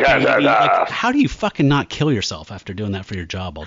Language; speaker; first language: English; native; English